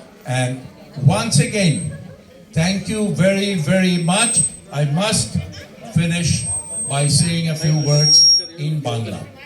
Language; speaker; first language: English; non-native, local second language; Bangla